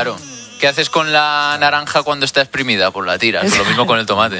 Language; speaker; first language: Spanish; non-native, local second language; Catalan